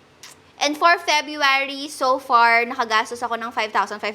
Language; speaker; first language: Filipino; native; Filipino